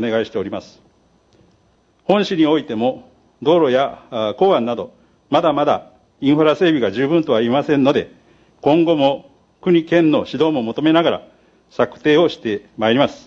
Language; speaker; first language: Japanese; native; Japanese